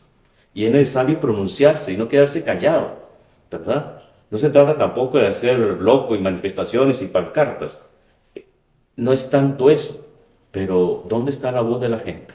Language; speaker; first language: Spanish; native; Spanish